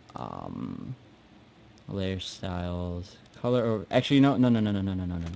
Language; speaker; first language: English; native; English